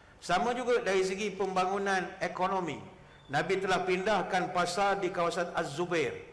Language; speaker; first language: Malay; native; Malay